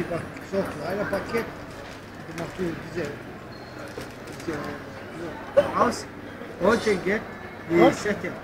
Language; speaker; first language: German; non-native, learner; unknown